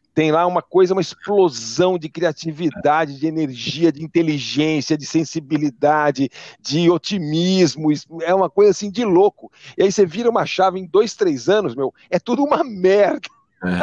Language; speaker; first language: Portuguese; native; Portuguese